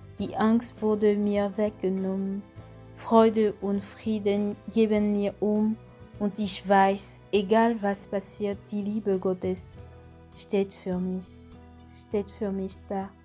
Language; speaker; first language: German; non-native, fluent; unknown